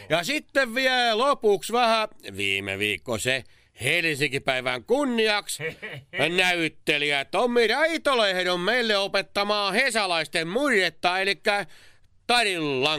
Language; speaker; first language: Finnish; native; Finnish